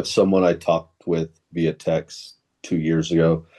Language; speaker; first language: English; native; English